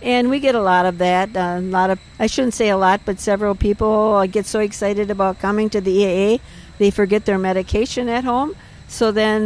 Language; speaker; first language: English; native; English